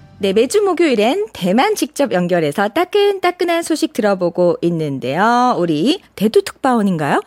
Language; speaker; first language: Korean; native; Korean